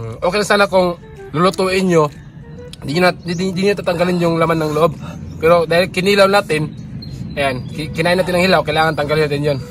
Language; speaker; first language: Filipino; non-native, local second language; Cebuano